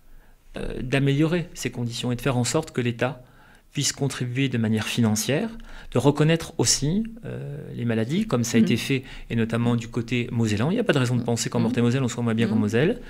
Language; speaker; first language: French; native; French